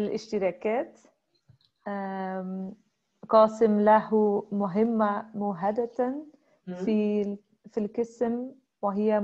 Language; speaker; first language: Arabic; non-native, learner; Dutch